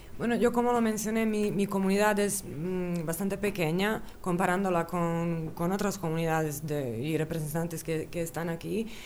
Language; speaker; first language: Spanish; early bilingual, other home language; Bosnian